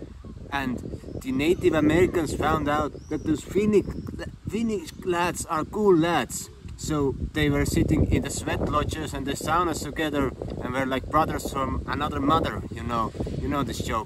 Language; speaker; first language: English; non-native, fluent; Estonian